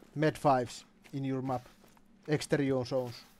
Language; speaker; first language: English; non-native, learner; Finnish